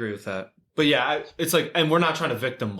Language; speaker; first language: English; native; English